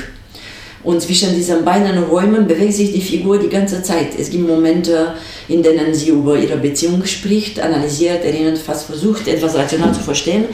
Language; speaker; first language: German; non-native, fluent; Romanian